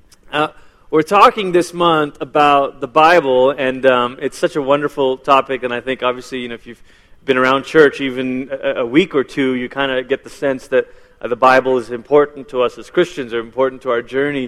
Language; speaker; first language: English; native; English